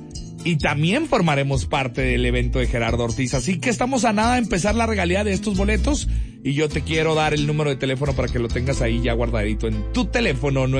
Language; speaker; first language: Spanish; native; Spanish